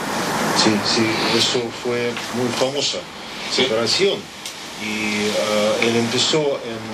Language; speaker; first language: Spanish; non-native, learner; Russian